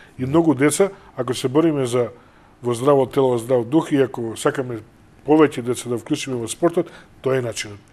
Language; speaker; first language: Macedonian; native; Macedonian